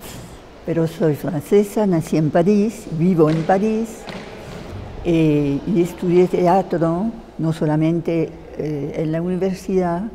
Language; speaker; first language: Spanish; non-native, fluent; French